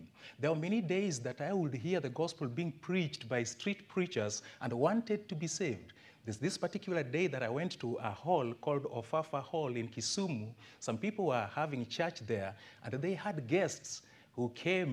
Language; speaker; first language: English; non-native, local second language; Luo (Kenya and Tanzania)